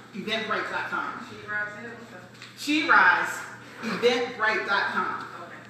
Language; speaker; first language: English; native; English